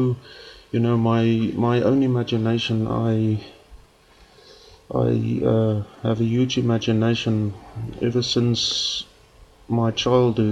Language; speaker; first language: English; non-native, local second language; Afrikaans